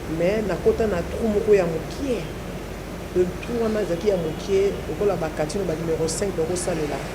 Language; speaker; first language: Lingala; native; Lingala